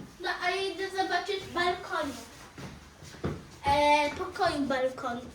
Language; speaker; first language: Polish; early bilingual, other home language; English